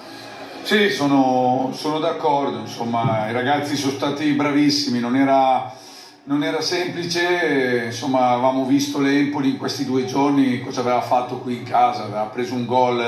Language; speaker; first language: Italian; native; Italian